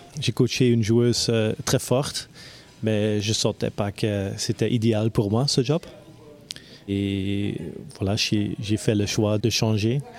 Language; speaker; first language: French; non-native, local second language; Dutch